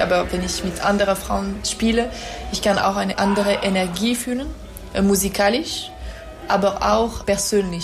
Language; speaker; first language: German; non-native, fluent; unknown